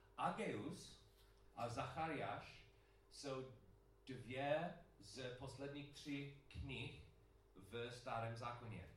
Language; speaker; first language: Czech; non-native, learner; English